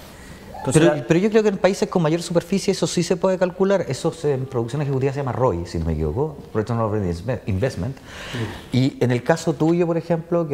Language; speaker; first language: Spanish; native; Spanish